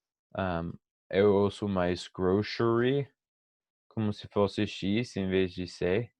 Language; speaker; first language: Portuguese; non-native, fluent; English